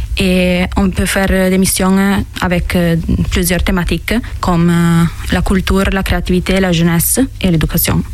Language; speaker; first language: French; non-native, fluent; Italian